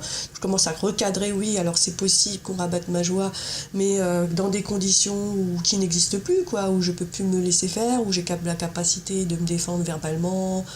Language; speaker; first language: French; native; French